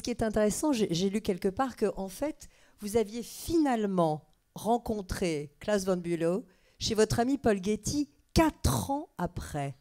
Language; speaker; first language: French; native; French